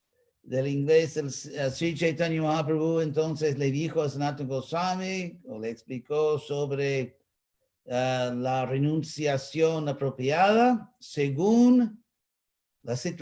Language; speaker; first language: Spanish; non-native, fluent; English